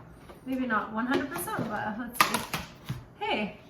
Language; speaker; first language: English; native; English